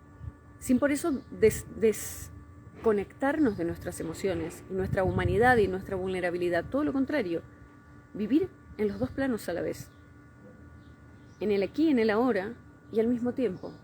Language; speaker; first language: Spanish; native; Spanish